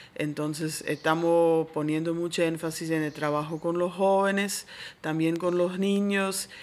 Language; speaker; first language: Spanish; non-native, fluent; Swiss German